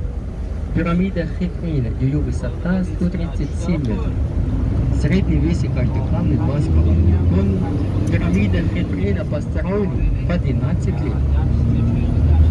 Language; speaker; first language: Russian; non-native, learner; Arabic